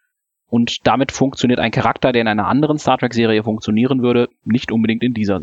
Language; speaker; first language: German; native; German